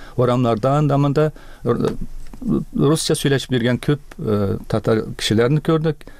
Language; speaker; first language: Tatar; early bilingual, heritage; Tatar